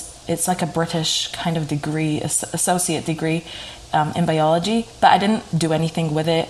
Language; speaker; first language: English; native; English